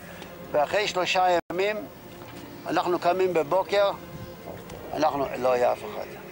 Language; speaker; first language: Hebrew; non-native, fluent; Yiddish